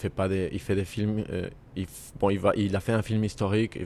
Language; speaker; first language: French; non-native, fluent; Spanish